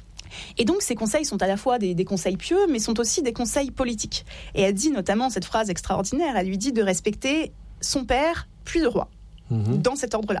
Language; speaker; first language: French; native; French